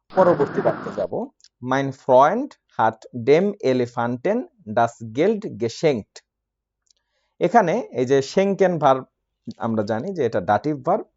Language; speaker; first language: Bangla; native; Bangla